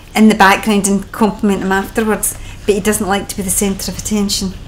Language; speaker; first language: English; native; English